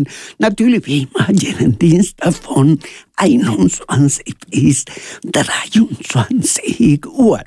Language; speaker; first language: German; non-native, fluent; Spanish